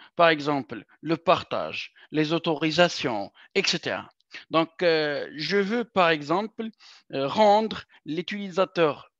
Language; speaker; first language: French; non-native, local second language; Arabic